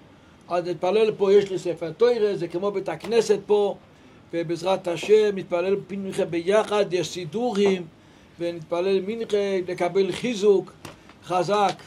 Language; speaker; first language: Hebrew; non-native, local second language; Yiddish